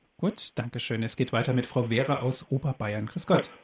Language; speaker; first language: German; native; German